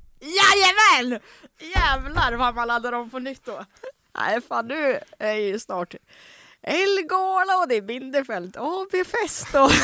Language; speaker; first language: Swedish; native; Swedish